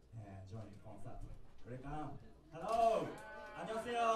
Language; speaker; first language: Korean; non-native, learner; Japanese